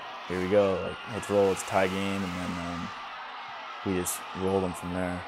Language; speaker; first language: English; native; English